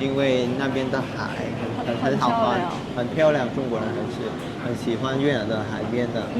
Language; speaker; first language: Chinese; non-native, fluent; Vietnamese